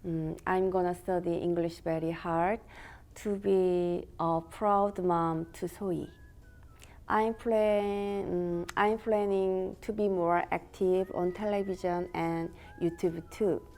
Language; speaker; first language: English; non-native, learner; Korean